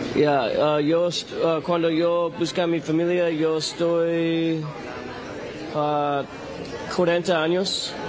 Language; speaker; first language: Spanish; non-native, learner; English